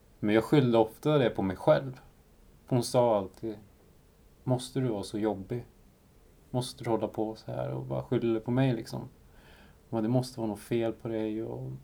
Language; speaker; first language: Swedish; early bilingual, other home language; Spanish